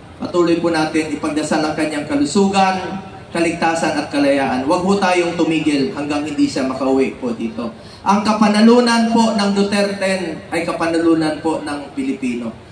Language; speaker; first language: Filipino; non-native, local second language; Cebuano